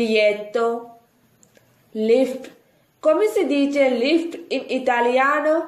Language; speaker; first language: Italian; non-native, fluent; Urdu